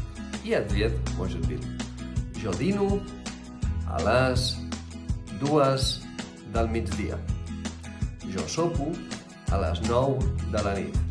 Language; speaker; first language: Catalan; non-native, fluent; Russian